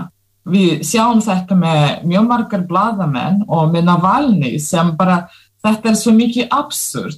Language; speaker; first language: Icelandic; non-native, fluent; Russian